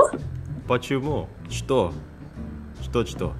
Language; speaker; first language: Russian; non-native, learner; Indonesian